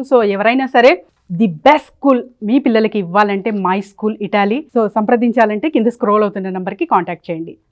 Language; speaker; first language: Telugu; non-native, local second language; Urdu